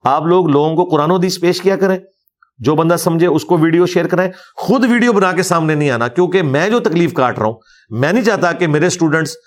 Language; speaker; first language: Urdu; non-native, local second language; Punjabi